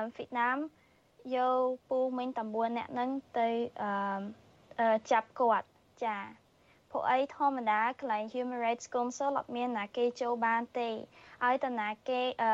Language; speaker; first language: Khmer; early bilingual, heritage; Khmer